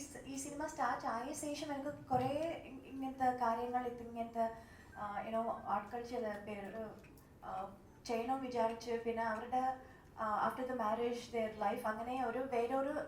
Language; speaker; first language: Malayalam; non-native, local second language; Tamil